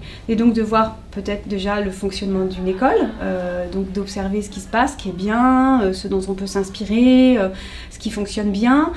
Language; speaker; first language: French; native; French